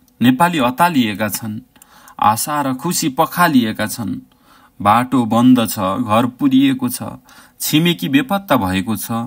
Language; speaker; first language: Nepali; native; Nepali